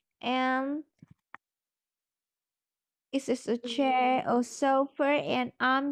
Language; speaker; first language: English; non-native, learner; Vietnamese